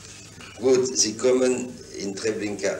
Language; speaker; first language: German; non-native, fluent; French